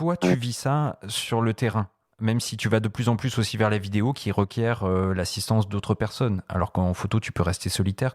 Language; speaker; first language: French; native; French